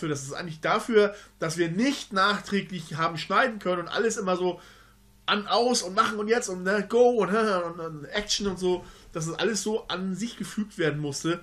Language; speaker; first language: German; native; German